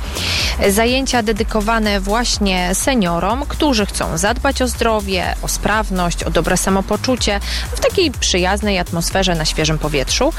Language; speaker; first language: Polish; native; Polish